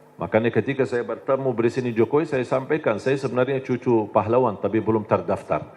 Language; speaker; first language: Indonesian; non-native, fluent; Arabic